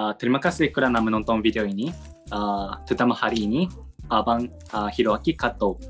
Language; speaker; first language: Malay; non-native, learner; Japanese